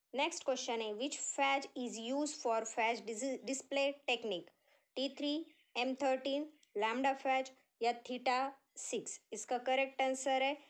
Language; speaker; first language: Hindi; non-native, local second language; Marathi